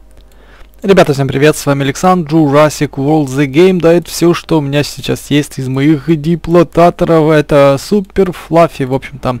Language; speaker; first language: Russian; native; Russian